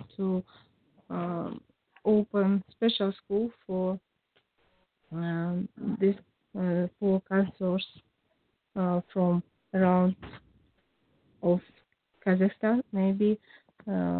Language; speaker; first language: English; non-native, learner; Kazakh